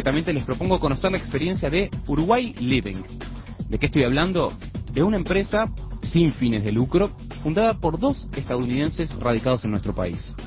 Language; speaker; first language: Spanish; native; Spanish